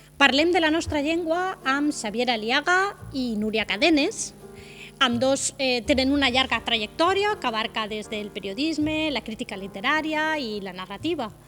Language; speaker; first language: Catalan; native; Catalan